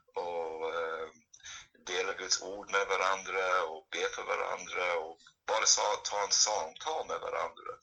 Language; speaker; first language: Swedish; non-native, fluent; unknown